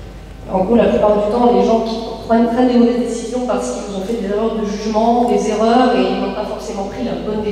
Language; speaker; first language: French; native; French